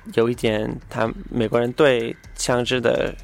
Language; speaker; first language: Chinese; non-native, fluent; English